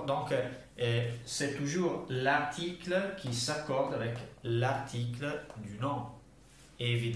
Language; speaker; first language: French; non-native, fluent; Italian